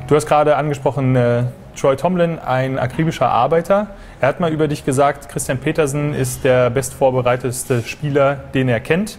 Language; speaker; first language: German; native; German